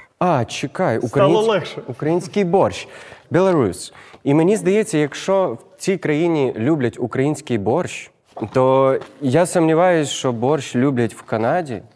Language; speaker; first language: Ukrainian; native; Ukrainian